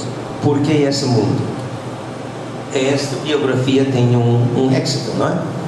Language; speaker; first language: Portuguese; non-native, fluent; English